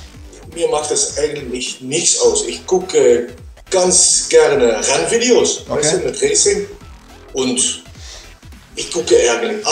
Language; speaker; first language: German; non-native, learner; Dutch